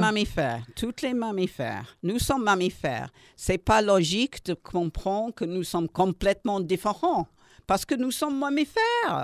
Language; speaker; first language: French; non-native, learner; English